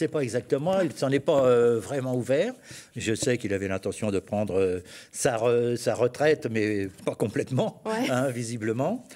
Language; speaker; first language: French; native; French